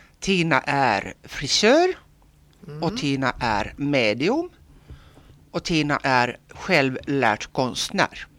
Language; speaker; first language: Swedish; non-native, local second language; Finnish